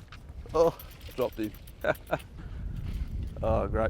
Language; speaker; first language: English; native; English